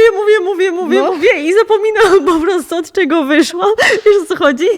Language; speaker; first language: Polish; native; Polish